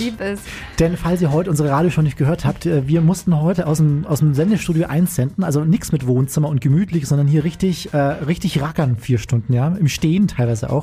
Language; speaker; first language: German; native; German